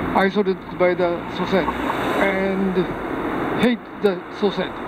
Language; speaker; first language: English; non-native, learner; Japanese